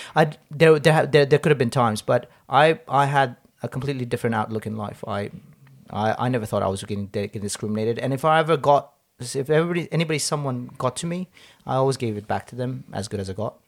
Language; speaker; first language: English; non-native, local second language; Nepali